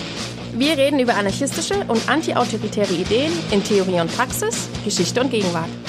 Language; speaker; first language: German; native; German